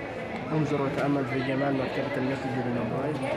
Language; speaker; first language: Arabic; native; Arabic